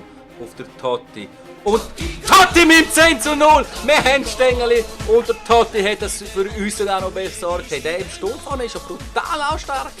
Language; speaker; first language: German; native; German